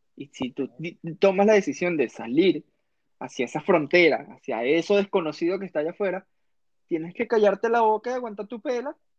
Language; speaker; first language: Spanish; native; Spanish